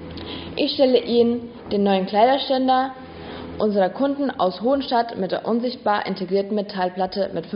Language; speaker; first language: German; native; German